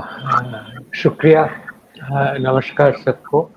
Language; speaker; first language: Hindi; non-native, local second language; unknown